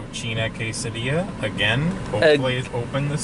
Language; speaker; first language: English; native; English